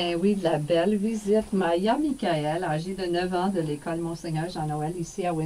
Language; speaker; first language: French; native; French